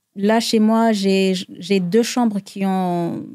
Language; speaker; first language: French; non-native, local second language; Rundi